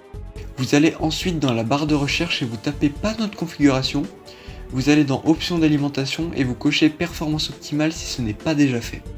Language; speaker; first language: French; native; French